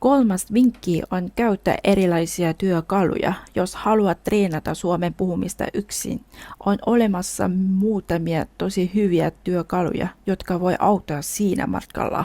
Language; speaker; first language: Finnish; non-native, fluent; Vietnamese